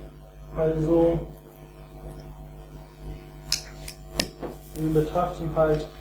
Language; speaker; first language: German; non-native, fluent; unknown